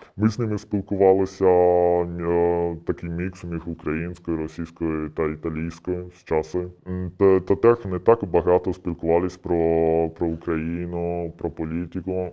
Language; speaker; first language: Ukrainian; early bilingual, heritage; Ukrainian